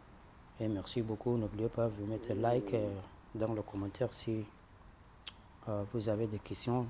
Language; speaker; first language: French; non-native, fluent; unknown